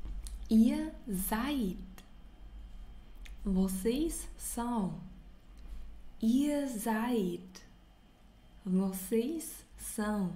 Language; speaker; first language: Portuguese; non-native, fluent; German